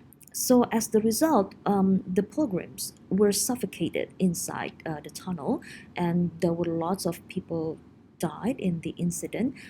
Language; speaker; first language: English; non-native, fluent; Indonesian